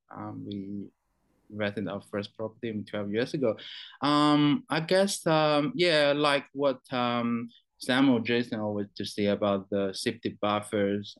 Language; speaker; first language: English; non-native, fluent; Chinese